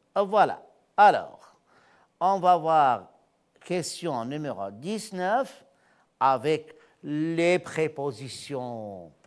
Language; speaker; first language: French; non-native, fluent; Arabic